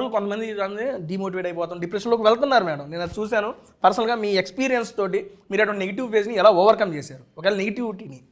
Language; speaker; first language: Telugu; native; Telugu